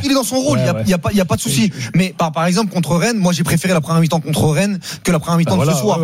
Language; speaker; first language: French; native; French